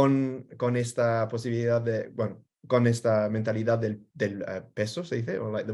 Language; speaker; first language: Spanish; non-native, fluent; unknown